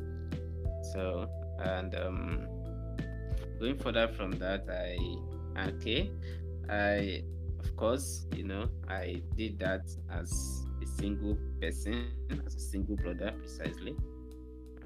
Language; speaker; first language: English; non-native, local second language; Yoruba